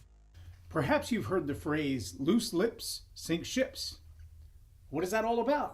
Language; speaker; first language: English; native; English